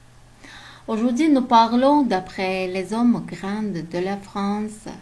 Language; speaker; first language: French; non-native, learner; Uzbek